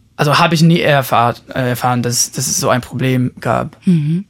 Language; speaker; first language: German; non-native, fluent; Portuguese